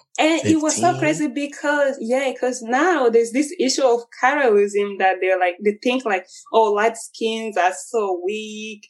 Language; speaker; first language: English; non-native, local second language; Kinyarwanda